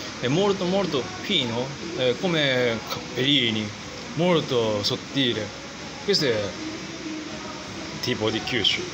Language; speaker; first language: Italian; non-native, learner; Japanese